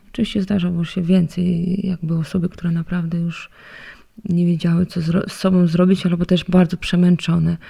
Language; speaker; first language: Polish; native; Polish